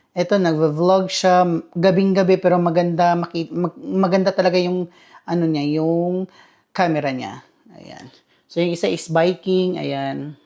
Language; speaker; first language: Filipino; non-native, local second language; Cebuano